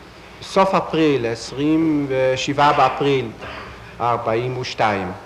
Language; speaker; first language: Hebrew; non-native, fluent; Dutch